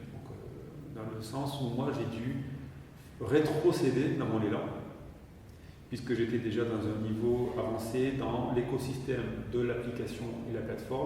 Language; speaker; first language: French; native; French